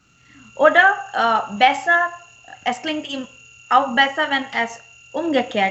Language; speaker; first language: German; non-native, fluent; Marathi